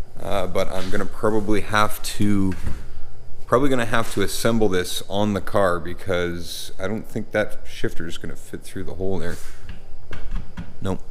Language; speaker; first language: English; native; English